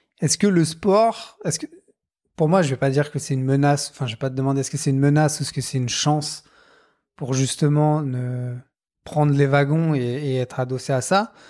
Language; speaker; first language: French; native; French